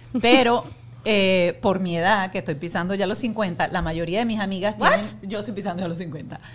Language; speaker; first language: Spanish; native; Spanish